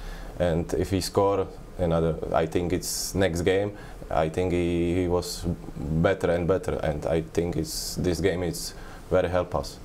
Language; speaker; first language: English; non-native, learner; Czech